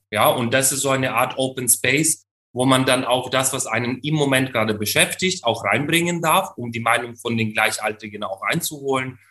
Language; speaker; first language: German; non-native, fluent; Ukrainian